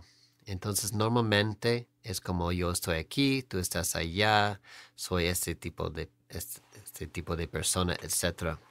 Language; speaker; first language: Spanish; non-native, fluent; English